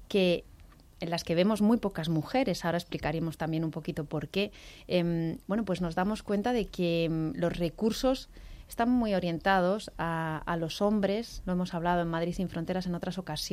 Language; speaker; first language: Spanish; native; Spanish